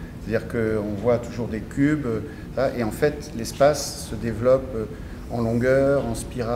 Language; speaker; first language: French; native; French